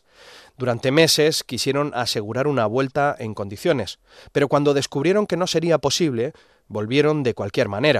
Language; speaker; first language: Spanish; native; Spanish